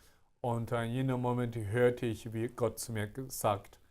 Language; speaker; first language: German; non-native, fluent; Chinese